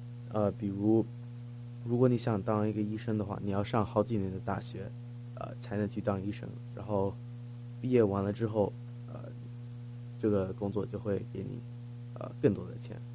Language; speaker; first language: Chinese; early bilingual, heritage; Chinese